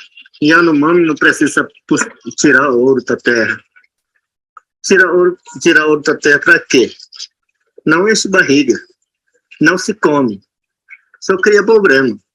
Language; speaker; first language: Portuguese; non-native, local second language; Yanomámi